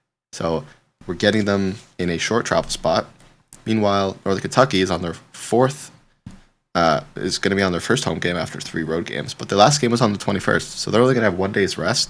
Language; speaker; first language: English; native; English